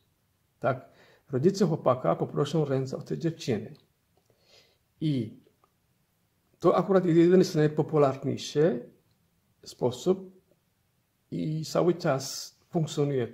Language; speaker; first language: Polish; non-native, fluent; Somali